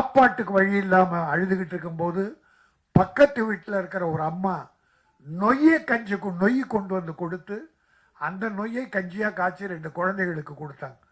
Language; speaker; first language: Tamil; native; Tamil